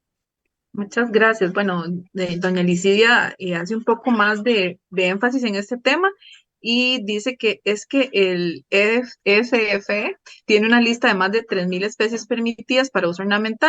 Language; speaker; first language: Spanish; native; Spanish